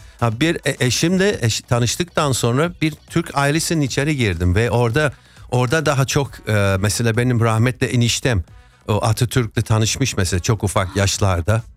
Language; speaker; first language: Turkish; non-native, fluent; English